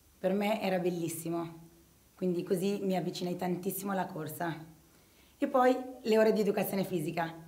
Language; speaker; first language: Italian; early bilingual, other home language; Arabic